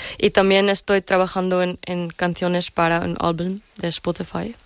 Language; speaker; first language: Spanish; non-native, learner; English